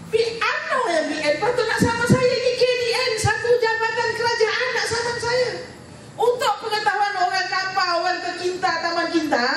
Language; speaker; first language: Malay; native; Malay